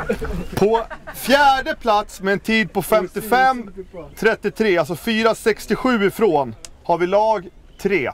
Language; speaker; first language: Swedish; native; Swedish